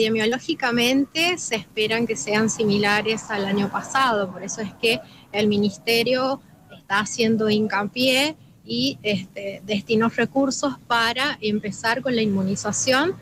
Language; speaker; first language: Spanish; native; Spanish